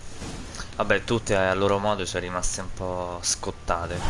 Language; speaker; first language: Italian; native; Italian